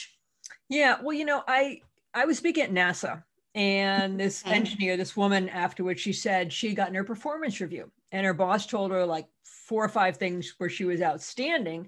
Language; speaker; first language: English; native; English